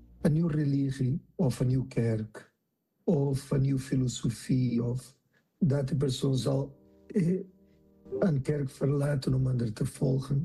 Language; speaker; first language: Dutch; non-native, fluent; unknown